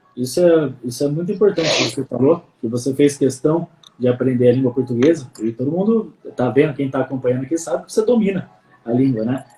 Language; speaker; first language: Portuguese; native; Portuguese